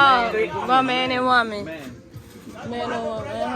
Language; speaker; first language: English; native; English